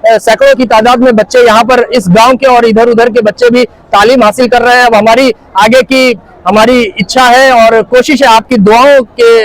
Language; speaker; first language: Hindi; non-native, local second language; Gujarati